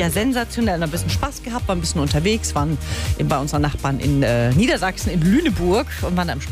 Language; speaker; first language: German; native; German